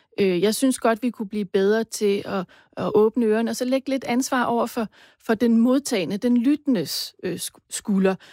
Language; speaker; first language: Danish; native; Danish